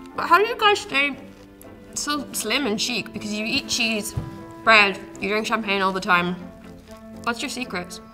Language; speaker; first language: English; native; English